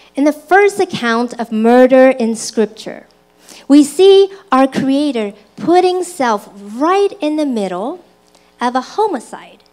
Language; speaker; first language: English; early bilingual, other home language; Chinese